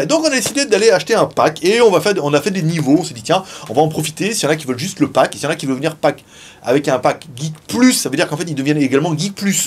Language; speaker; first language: French; native; French